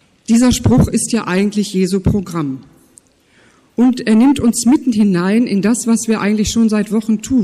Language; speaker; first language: German; native; German